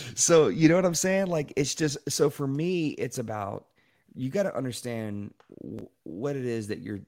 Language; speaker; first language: English; native; English